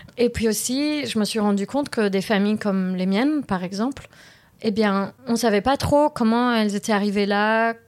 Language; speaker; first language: French; early bilingual, heritage; French